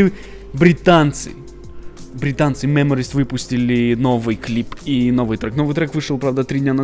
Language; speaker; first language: Russian; native; Russian